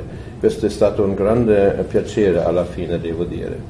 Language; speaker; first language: Italian; non-native, fluent; German